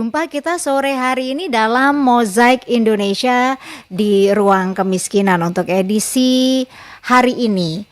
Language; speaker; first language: Indonesian; native; Indonesian